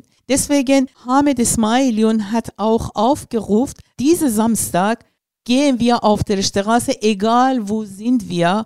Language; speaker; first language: German; non-native, learner; Persian